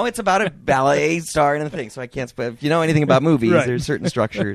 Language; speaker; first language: English; native; English